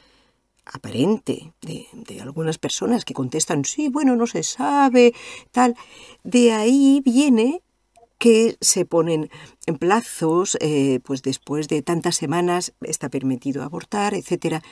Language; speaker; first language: Spanish; native; Spanish